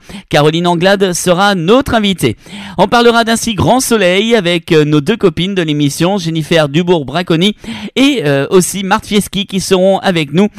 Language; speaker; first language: French; native; French